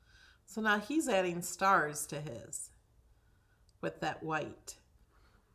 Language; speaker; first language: English; native; English